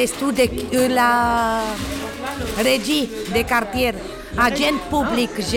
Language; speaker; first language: French; non-native, learner; Romanian